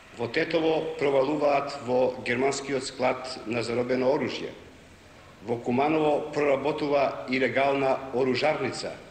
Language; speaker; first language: Macedonian; native; Macedonian